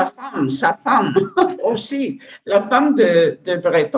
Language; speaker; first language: French; non-native, learner; Spanish